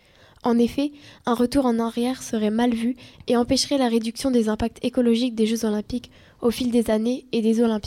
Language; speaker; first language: French; native; French